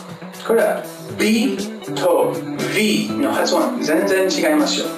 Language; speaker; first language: Japanese; non-native, fluent; English